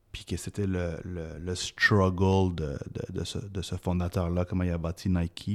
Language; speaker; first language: French; early bilingual, other home language; Arabic